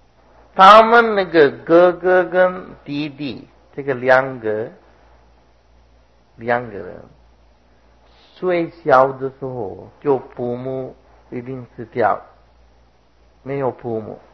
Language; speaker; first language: Chinese; non-native, fluent; Sinhala